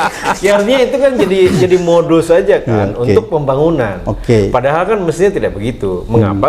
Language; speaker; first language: Indonesian; native; Indonesian